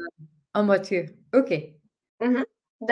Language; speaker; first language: French; non-native, learner; Spanish